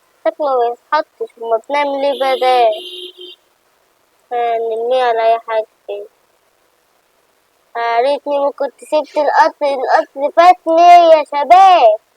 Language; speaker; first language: Arabic; native; Arabic